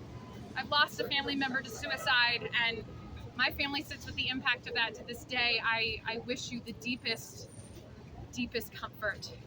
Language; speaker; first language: English; native; English